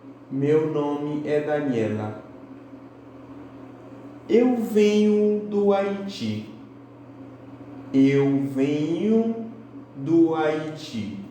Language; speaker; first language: Portuguese; non-native, fluent; Haitian Creole